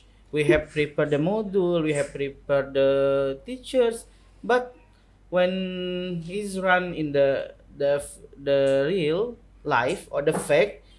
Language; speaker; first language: English; non-native, local second language; Indonesian